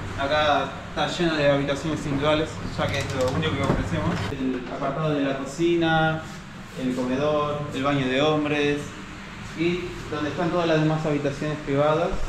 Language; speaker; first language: Spanish; native; Spanish